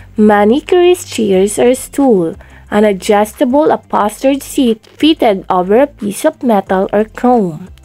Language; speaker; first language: English; non-native, local second language; Filipino